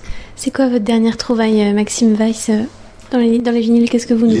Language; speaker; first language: French; native; French